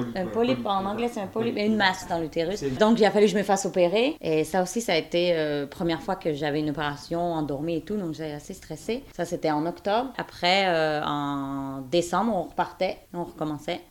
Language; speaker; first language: French; native; French